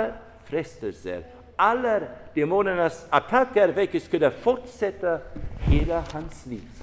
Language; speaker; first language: Swedish; non-native, fluent; German